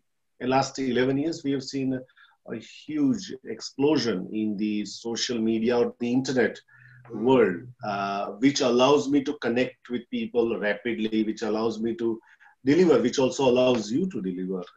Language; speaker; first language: English; non-native, local second language; Gujarati